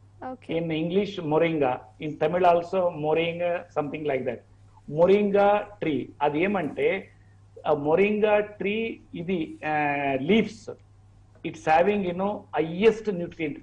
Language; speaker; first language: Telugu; non-native, learner; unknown